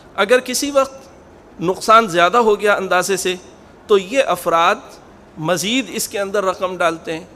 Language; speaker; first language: Urdu; native; Urdu